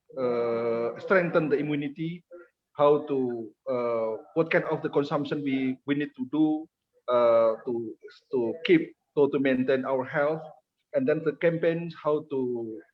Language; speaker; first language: English; non-native, fluent; Indonesian